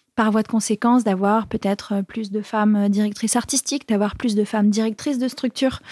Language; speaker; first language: French; native; French